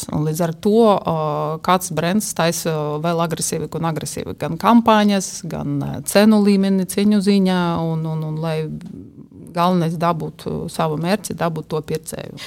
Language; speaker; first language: Latvian; non-native, local second language; Russian